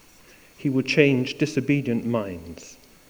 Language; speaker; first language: English; native; English